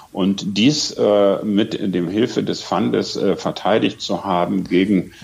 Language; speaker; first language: German; native; German